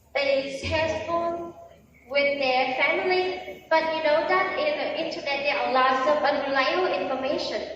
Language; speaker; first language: English; non-native, learner; Vietnamese